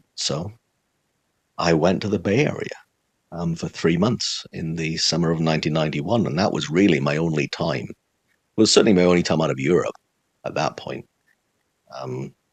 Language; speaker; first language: English; native; English